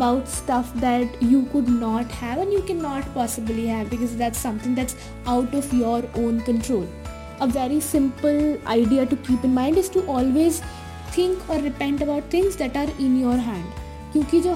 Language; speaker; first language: English; non-native, local second language; Hindi